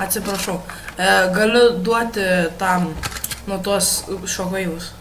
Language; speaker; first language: Lithuanian; early bilingual, heritage; Lithuanian